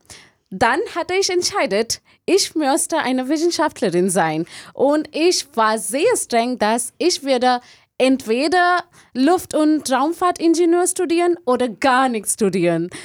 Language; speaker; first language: German; non-native, learner; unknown